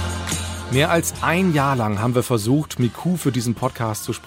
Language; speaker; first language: German; native; German